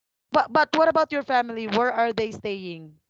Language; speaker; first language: English; non-native, fluent; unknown